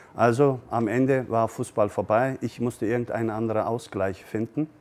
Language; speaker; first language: German; early bilingual, other home language; Turkish